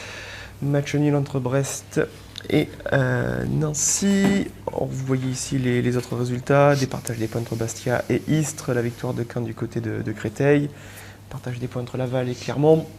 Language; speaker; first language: French; native; French